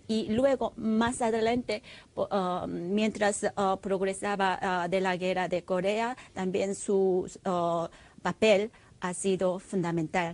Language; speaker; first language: Spanish; non-native, fluent; Korean